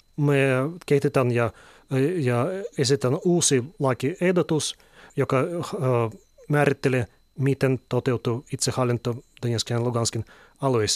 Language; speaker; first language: Finnish; non-native, fluent; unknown